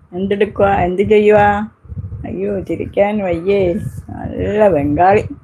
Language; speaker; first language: Malayalam; non-native, learner; Bangla